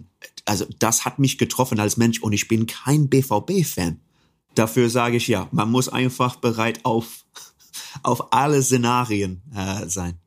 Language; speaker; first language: German; non-native, fluent; English